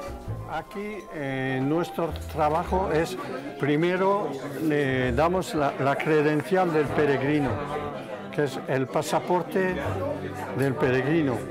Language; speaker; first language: Spanish; non-native, fluent; French